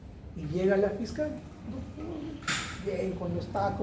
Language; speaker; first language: Spanish; native; Spanish